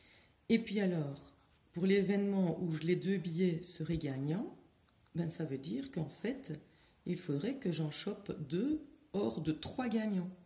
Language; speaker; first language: French; native; French